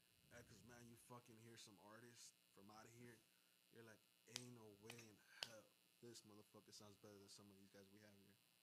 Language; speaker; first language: English; early bilingual, other home language; Spanish